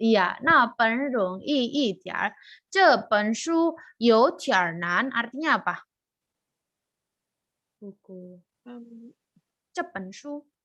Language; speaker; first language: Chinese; non-native, fluent; Indonesian